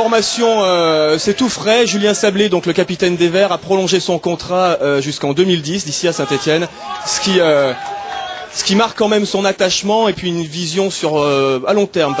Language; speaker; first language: French; native; French